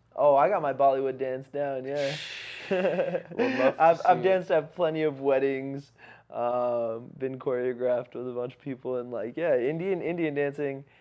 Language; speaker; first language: English; early bilingual, other home language; Hindi